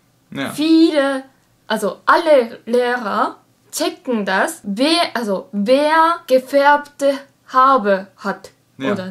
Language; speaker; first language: German; non-native, learner; Japanese